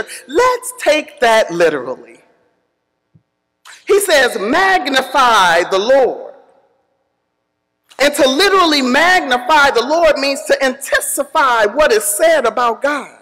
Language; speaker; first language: English; native; English